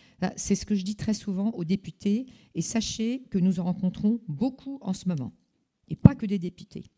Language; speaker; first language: French; native; French